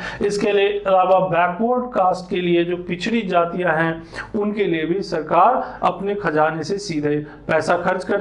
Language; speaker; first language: Hindi; native; Hindi